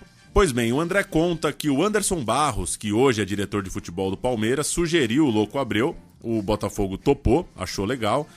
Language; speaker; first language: Portuguese; native; Portuguese